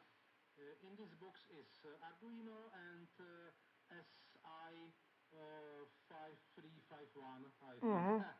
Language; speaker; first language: English; non-native, learner; Czech